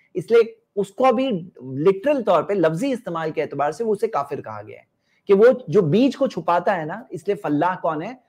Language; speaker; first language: Hindi; non-native, local second language; Urdu